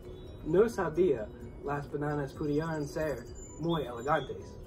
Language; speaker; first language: Spanish; non-native, learner; English